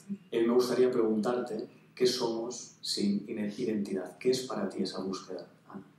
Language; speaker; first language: Spanish; native; Spanish